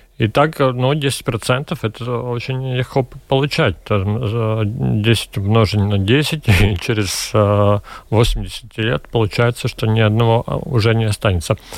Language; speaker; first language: Russian; non-native, local second language; Latvian